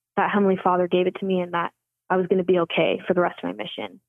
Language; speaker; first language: English; native; English